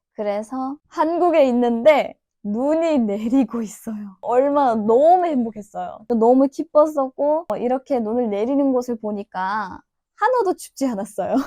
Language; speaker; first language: Korean; non-native, fluent; Turkish